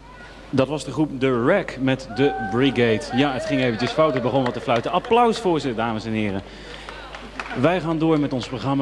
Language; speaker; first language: Dutch; native; Dutch